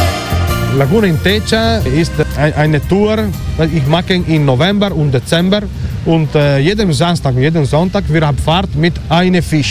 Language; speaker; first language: German; non-native, learner; Italian